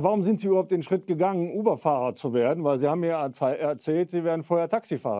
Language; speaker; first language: German; native; German